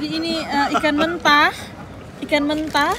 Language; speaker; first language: Dutch; non-native, learner; Indonesian